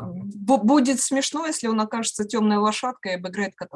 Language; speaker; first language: Russian; native; Russian